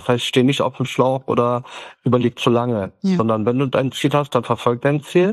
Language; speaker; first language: German; early bilingual, other home language; Turkish